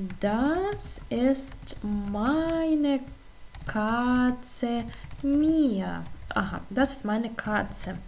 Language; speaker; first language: German; non-native, fluent; Ukrainian